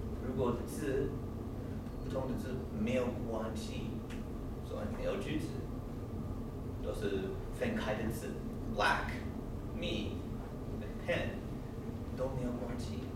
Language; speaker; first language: Chinese; non-native, learner; English